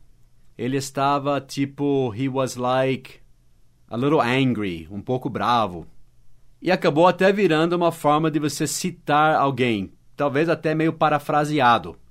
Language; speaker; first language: Portuguese; non-native, fluent; English